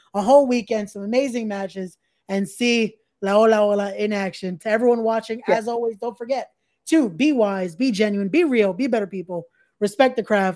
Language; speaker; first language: English; early bilingual, other home language; Spanish